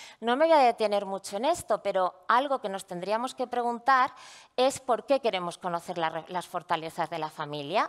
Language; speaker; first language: Spanish; native; Spanish